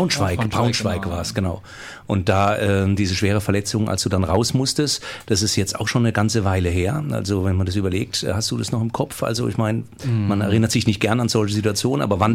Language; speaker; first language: German; native; German